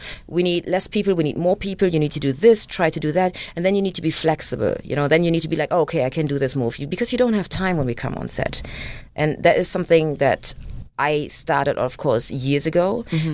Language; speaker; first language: English; non-native, fluent; German